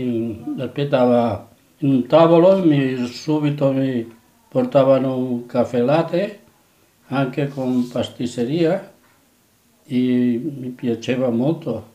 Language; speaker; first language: Italian; non-native, learner; Catalan